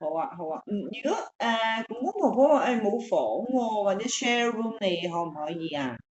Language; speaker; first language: Cantonese; native; Cantonese